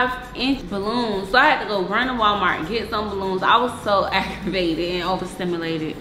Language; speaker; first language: English; native; English